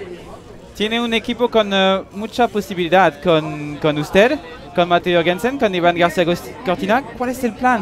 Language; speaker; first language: Spanish; non-native, learner; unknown